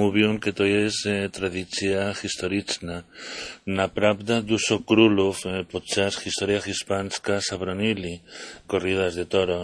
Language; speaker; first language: Polish; non-native, learner; Spanish